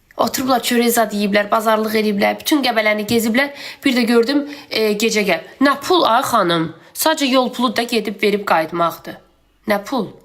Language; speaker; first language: Azerbaijani; native; Azerbaijani